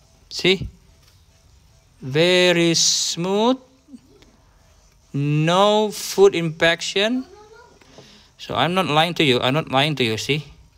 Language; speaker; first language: English; non-native, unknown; Indonesian